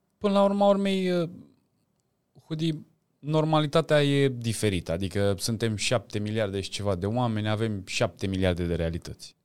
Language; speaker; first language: Romanian; native; Romanian